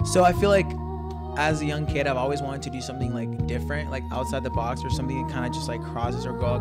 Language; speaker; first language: English; early bilingual, other home language; Spanish